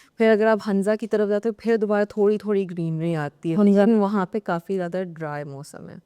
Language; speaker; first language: Urdu; native; Urdu